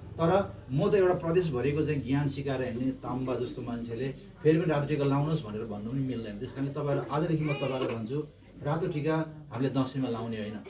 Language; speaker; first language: Nepali; non-native, local second language; Eastern Tamang